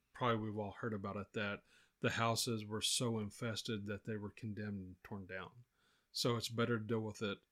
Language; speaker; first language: English; native; English